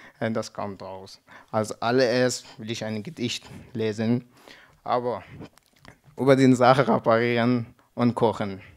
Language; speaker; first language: German; non-native, learner; Persian